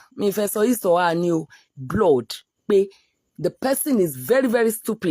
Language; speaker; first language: English; non-native, local second language; Yoruba